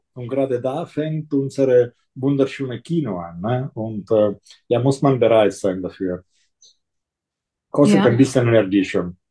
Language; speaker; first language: German; non-native, fluent; Italian